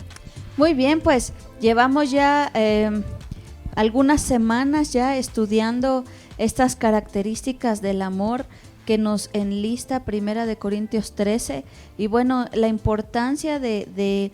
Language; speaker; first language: Spanish; native; Spanish